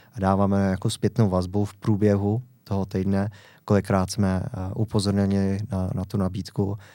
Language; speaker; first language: Czech; non-native, fluent; English